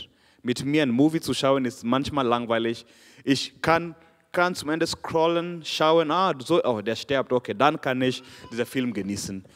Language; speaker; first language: German; non-native, fluent; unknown